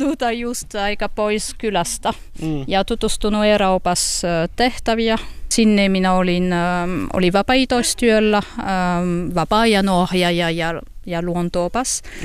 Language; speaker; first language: Finnish; non-native, learner; French